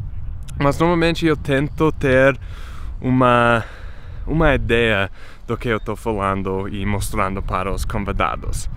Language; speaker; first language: Portuguese; non-native, fluent; English